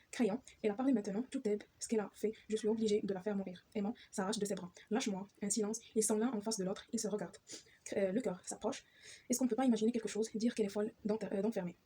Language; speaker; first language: French; non-native, local second language; Arabic